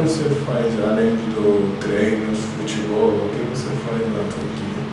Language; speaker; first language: Portuguese; non-native, learner; Turkish